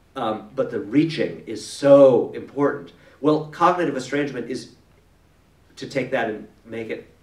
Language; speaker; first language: English; native; English